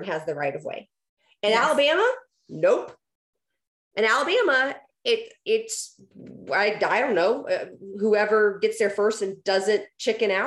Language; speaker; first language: English; native; English